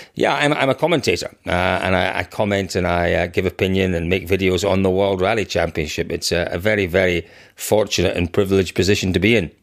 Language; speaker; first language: English; native; English